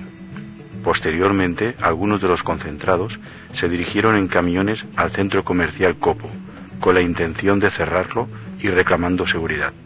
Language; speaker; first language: Spanish; native; Spanish